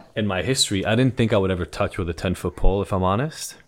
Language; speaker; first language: English; non-native, fluent; Hebrew